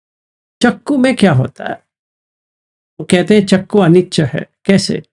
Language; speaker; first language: Hindi; native; Hindi